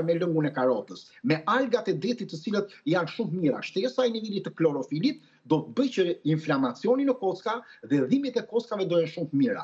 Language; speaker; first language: Albanian; native; Albanian